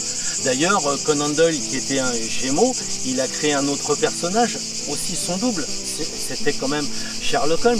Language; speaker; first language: French; native; French